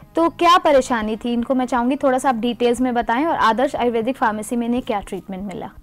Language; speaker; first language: Hindi; native; Hindi